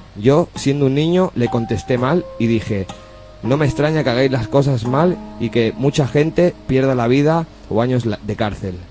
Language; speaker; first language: Spanish; native; Spanish